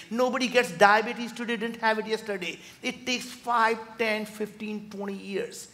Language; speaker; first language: English; non-native, local second language; Hindi